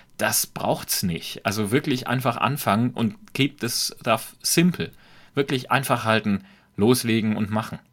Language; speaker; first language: German; native; German